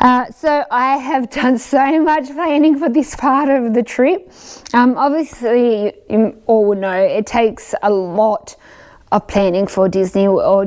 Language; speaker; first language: English; native; English